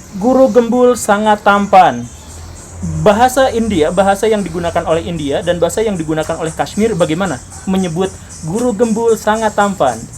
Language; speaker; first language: Indonesian; native; Indonesian